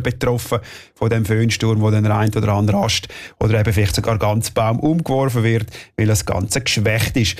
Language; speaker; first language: German; native; German